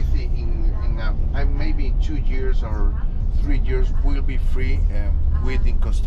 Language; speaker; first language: English; non-native, fluent; Spanish